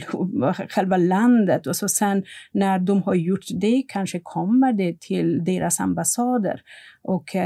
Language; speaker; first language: Swedish; non-native, fluent; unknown